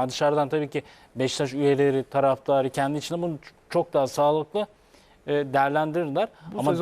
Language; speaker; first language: Turkish; native; Turkish